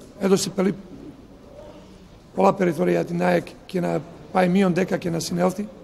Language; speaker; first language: Greek; non-native, fluent; Serbian